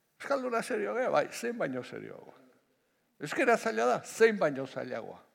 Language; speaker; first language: Basque; non-native, local second language; Spanish